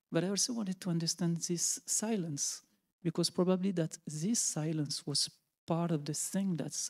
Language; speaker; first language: English; non-native, fluent; French